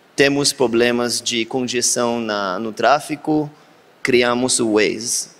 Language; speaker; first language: Portuguese; non-native, fluent; Hebrew